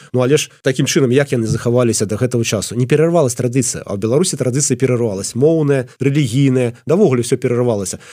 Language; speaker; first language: Belarusian; non-native, local second language; Russian